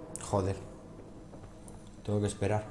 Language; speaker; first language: Spanish; native; Spanish